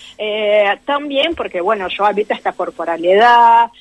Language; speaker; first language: Spanish; non-native, fluent; Portuguese